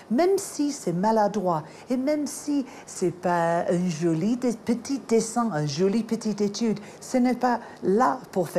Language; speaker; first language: French; non-native, fluent; English